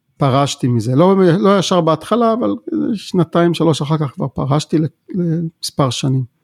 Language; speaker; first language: Hebrew; native; Hebrew